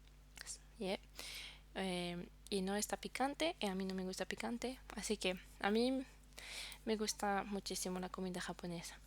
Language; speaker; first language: Spanish; non-native, fluent; French